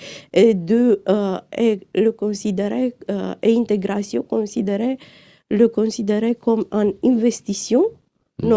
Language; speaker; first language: French; non-native, fluent; Romanian